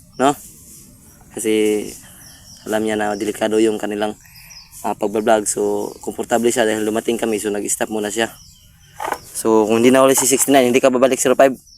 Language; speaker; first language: Filipino; non-native, local second language; Cebuano